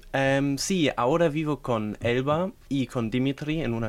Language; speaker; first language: Spanish; non-native, fluent; German